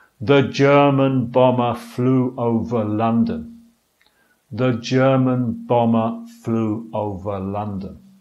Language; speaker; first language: English; native; English